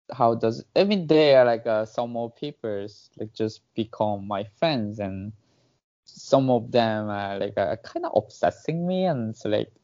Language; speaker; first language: English; non-native, fluent; Korean